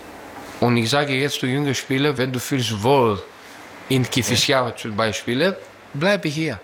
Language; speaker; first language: German; non-native, learner; Greek